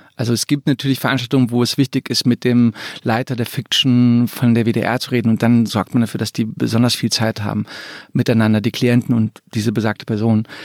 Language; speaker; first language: German; early bilingual, other home language; Croatian